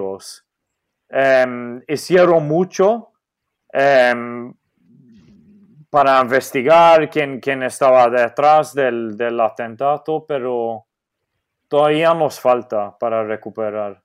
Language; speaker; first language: Spanish; non-native, fluent; Maltese